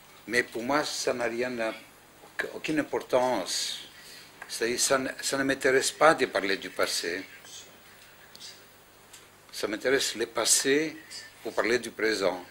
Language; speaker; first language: French; non-native, fluent; Greek